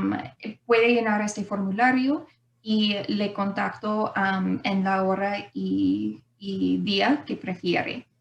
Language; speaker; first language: Spanish; non-native, fluent; English